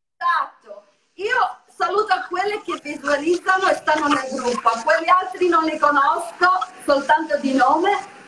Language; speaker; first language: Italian; early bilingual, heritage; Italian